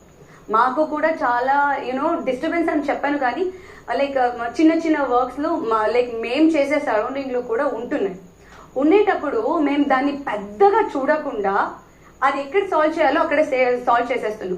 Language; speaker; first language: Telugu; native; Telugu